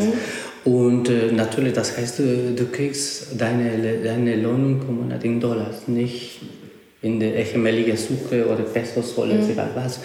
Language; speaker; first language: German; non-native, learner; Spanish